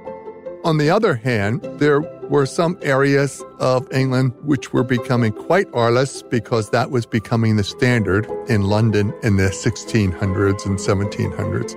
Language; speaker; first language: English; native; English